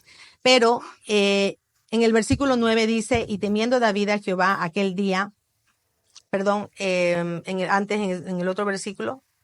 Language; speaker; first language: Spanish; native; Spanish